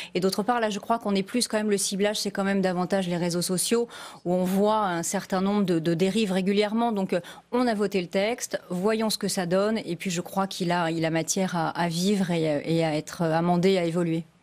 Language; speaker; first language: French; native; French